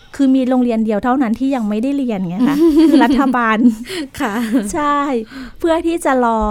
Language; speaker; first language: Thai; native; Thai